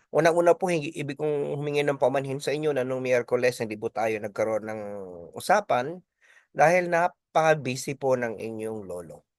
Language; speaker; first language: Filipino; non-native, local second language; Bikol